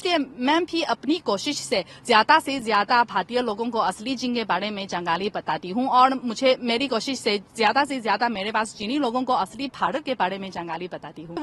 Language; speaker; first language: Hindi; non-native, fluent; Chinese